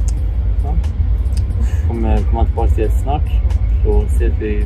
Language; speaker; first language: Swedish; early bilingual, other home language; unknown